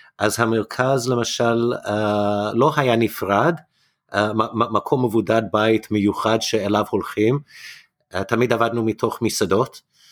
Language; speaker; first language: Hebrew; non-native, fluent; English